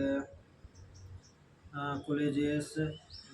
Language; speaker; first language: English; non-native, learner; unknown